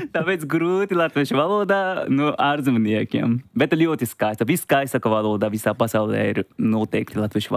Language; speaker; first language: Latvian; non-native, learner; Japanese